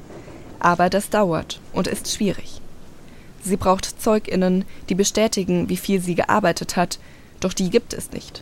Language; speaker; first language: German; native; German